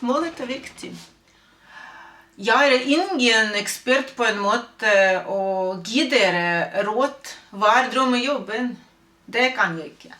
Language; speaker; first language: Norwegian; non-native, fluent; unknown